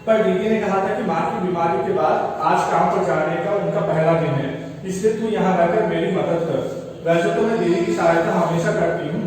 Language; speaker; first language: Hindi; non-native, local second language; Telugu